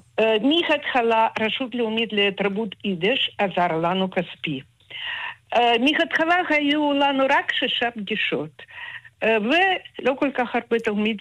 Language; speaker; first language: Hebrew; non-native, fluent; Russian